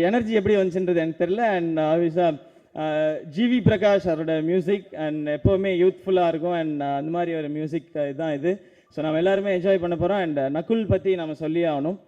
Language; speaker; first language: Tamil; native; Tamil